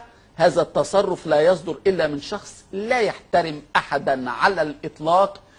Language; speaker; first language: Arabic; native; Arabic